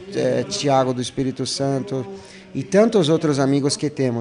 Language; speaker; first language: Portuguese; non-native, learner; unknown